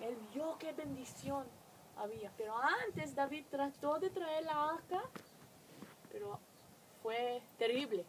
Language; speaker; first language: Spanish; non-native, fluent; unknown